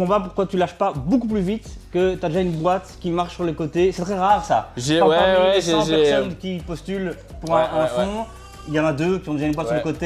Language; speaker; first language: French; native; French